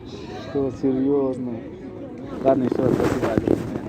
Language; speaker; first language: Russian; non-native, local second language; Tajik